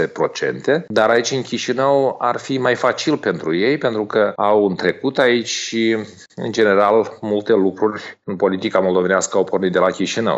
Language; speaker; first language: Romanian; native; Romanian